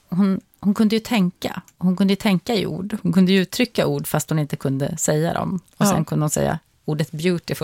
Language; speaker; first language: Swedish; native; Swedish